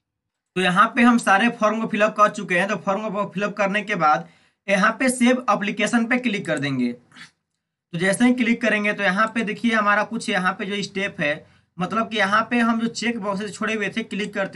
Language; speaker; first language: Hindi; native; Hindi